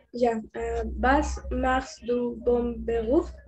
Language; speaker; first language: German; non-native, learner; Spanish